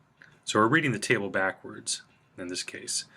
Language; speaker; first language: English; native; English